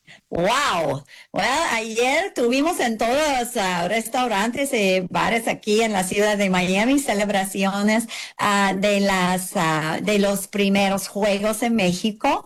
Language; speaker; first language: Spanish; early bilingual, heritage; English